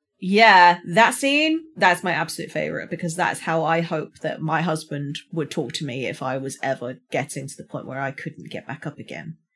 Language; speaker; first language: English; native; English